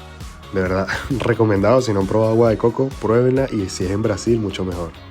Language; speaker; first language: Spanish; native; Spanish